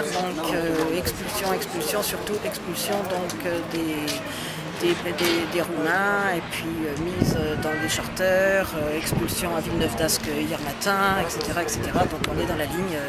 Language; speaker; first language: French; native; French